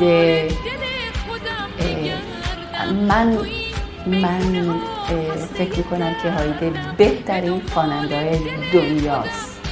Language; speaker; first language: Persian; early bilingual, heritage; Persian